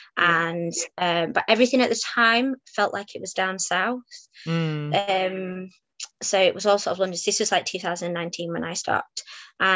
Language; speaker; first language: English; native; English